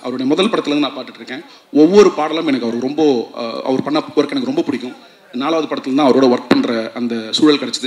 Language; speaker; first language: Tamil; native; Tamil